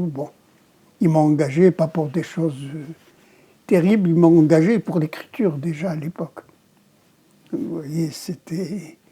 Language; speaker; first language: French; non-native, local second language; Arabic